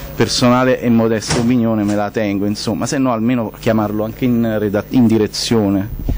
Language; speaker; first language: Italian; native; Italian